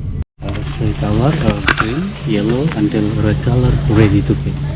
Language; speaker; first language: English; non-native, learner; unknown